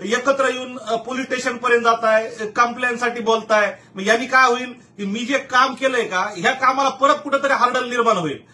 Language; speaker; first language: Marathi; native; Marathi